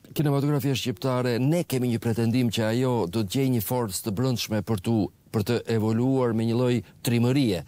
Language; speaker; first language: Albanian; native; Albanian